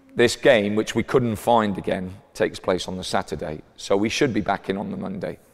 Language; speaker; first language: English; native; English